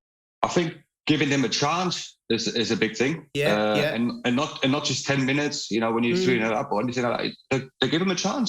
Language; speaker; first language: English; non-native, fluent; German